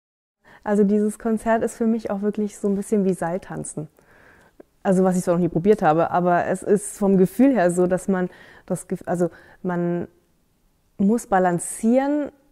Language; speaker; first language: German; native; German